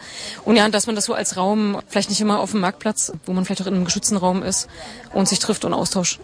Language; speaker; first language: German; native; German